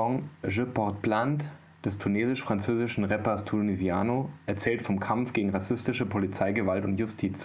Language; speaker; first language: German; native; German